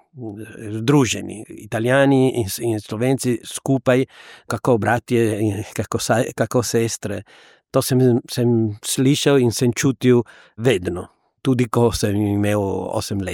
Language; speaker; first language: Slovenian; non-native, learner; Italian